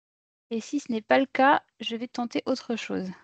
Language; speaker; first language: French; native; French